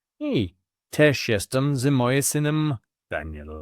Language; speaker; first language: Polish; non-native, learner; English